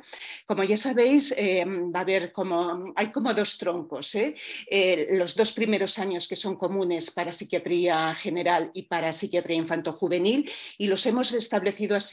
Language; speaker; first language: Spanish; native; Spanish